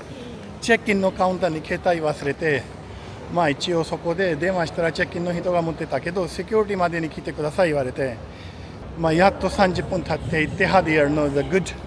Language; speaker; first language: Japanese; non-native, fluent; Urdu